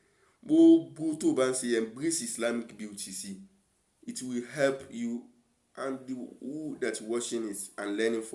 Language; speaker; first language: English; non-native, local second language; Yoruba